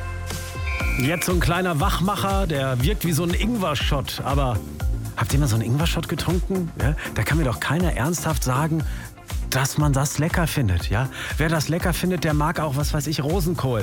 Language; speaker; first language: German; native; German